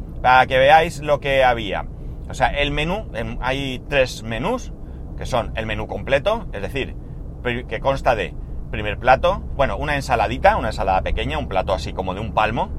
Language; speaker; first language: Spanish; native; Spanish